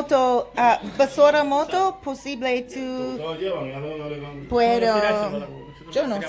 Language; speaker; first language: Spanish; non-native, learner; English